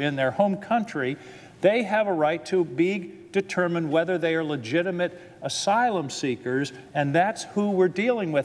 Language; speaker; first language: English; native; English